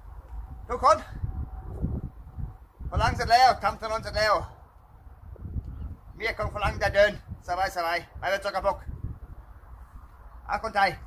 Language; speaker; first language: Thai; non-native, learner; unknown